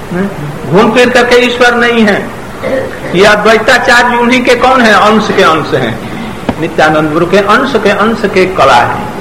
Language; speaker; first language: Hindi; non-native, local second language; Bangla